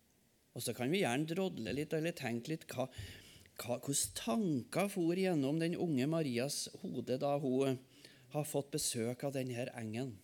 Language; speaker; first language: Norwegian; native; Norwegian